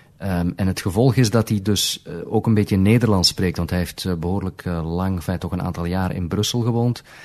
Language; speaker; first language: Dutch; native; Dutch